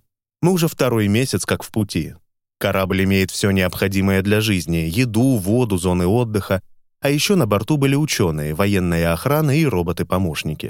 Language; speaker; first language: Russian; native; Russian